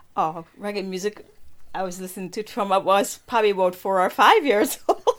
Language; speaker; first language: English; non-native, local second language; Jamaican Creole English